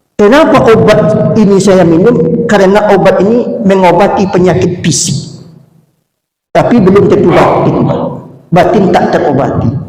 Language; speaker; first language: Malay; non-native, local second language; Minangkabau